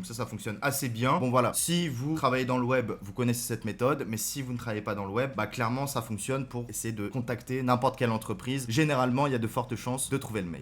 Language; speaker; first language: French; native; French